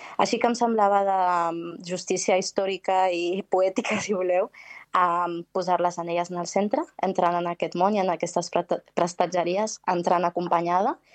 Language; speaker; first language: Catalan; early bilingual, heritage; Catalan